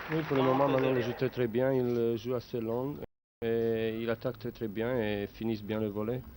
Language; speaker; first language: French; non-native, learner; Romanian